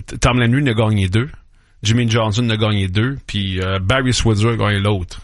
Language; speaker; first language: French; native; French